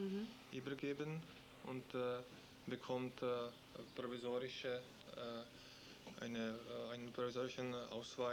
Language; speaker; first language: German; non-native, learner; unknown